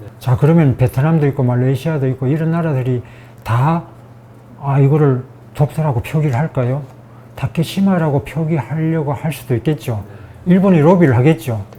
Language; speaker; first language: Korean; native; Korean